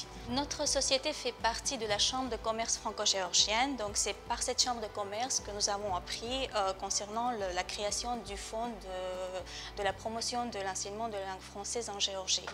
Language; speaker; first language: French; non-native, fluent; Georgian